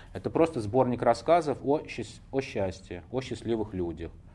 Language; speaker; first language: Russian; native; Russian